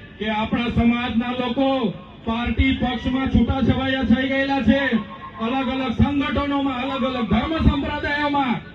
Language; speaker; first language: Gujarati; non-native, local second language; Vasavi